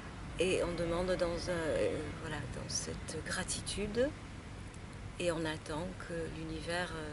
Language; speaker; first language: French; non-native, fluent; English